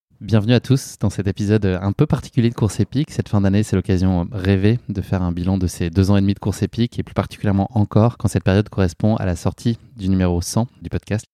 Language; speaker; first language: French; native; French